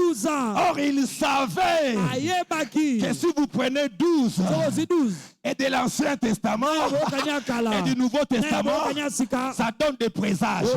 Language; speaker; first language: French; non-native, local second language; Lingala